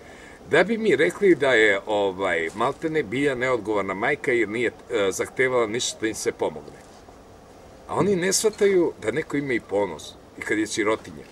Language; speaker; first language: Serbian; native; Serbian